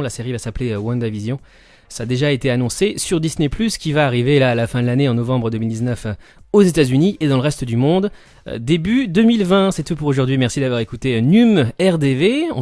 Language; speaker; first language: French; native; French